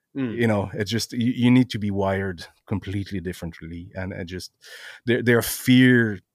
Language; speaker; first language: English; non-native, fluent; French